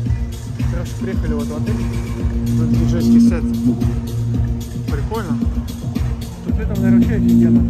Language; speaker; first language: Russian; native; Russian